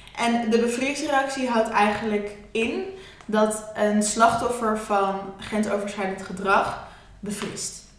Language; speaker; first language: Dutch; native; Dutch